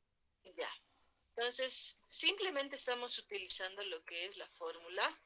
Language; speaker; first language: Spanish; native; Spanish